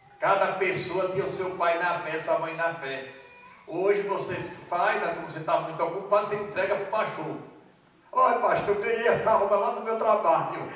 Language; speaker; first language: Portuguese; non-native, fluent; Malagasy